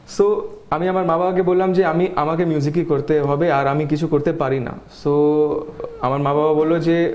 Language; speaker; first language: English; non-native, local second language; Bangla